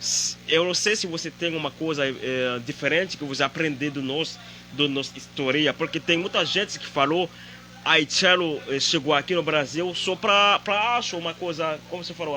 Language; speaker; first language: Portuguese; non-native, learner; Haitian Creole